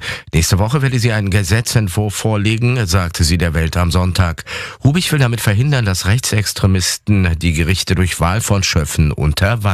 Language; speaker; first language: German; native; German